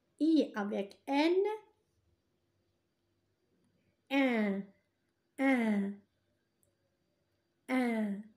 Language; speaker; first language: French; non-native, local second language; Arabic